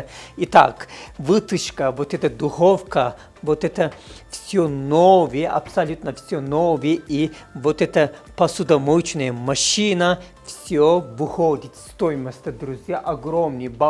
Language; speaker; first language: Russian; non-native, fluent; Turkish